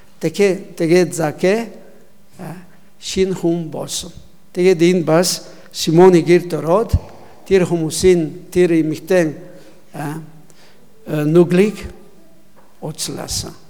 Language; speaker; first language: Mongolian; non-native, learner; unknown